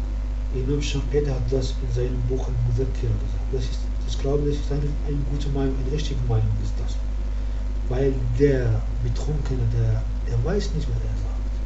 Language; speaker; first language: German; non-native, fluent; Arabic